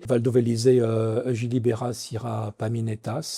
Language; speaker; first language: Lithuanian; non-native, fluent; French